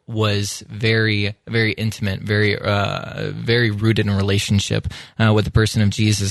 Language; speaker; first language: English; native; English